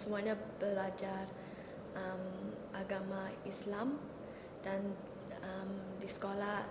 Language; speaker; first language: Indonesian; early bilingual, heritage; Indonesian